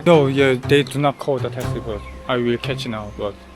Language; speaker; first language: English; non-native, learner; Korean